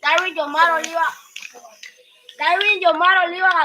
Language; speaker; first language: Spanish; native; Spanish